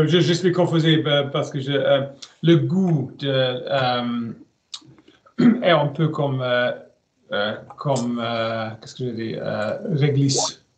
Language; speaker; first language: French; non-native, learner; German